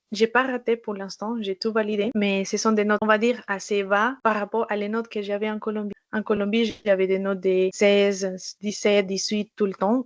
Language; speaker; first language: French; non-native, fluent; Spanish